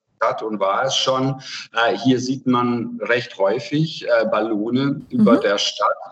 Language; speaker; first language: German; non-native, fluent; Hungarian